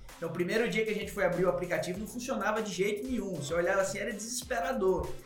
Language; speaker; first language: Portuguese; native; Portuguese